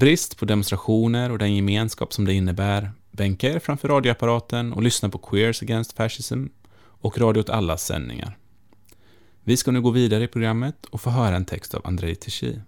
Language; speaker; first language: Swedish; native; Swedish